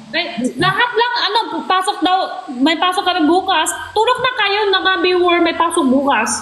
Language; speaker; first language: Filipino; non-native, learner; Korean